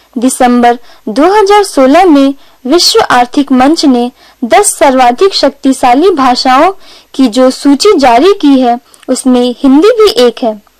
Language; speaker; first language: Hindi; native; Hindi